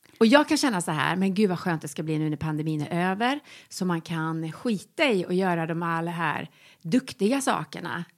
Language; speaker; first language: Swedish; native; Swedish